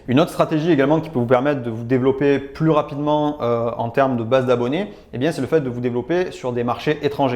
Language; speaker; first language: French; native; French